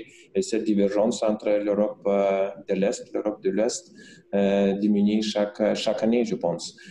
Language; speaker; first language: French; non-native, fluent; Lithuanian